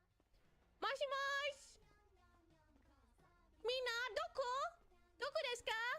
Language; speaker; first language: Japanese; non-native, learner; English